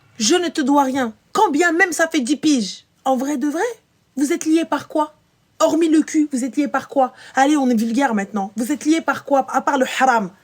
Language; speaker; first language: French; early bilingual, other home language; Arabic